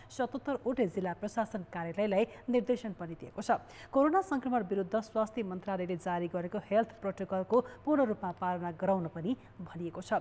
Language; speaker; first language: Nepali; native; Nepali